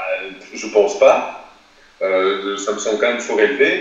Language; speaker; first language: French; native; French